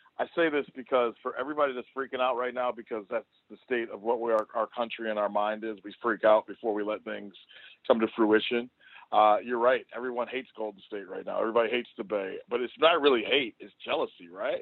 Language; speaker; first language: English; native; English